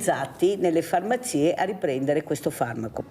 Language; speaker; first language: Italian; native; Italian